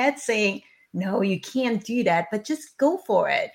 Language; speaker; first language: English; non-native, local second language; Cantonese